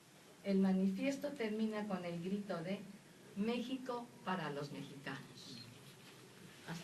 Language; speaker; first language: Spanish; native; Spanish